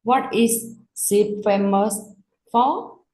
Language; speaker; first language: English; non-native, learner; Khmer